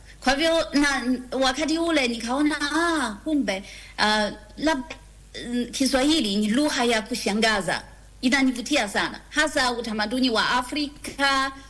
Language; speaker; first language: Swahili; non-native, fluent; Chinese